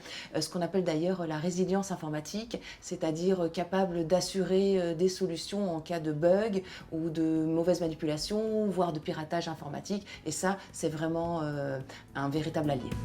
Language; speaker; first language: French; native; French